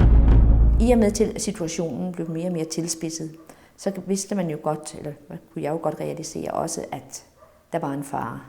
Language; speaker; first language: Danish; native; Danish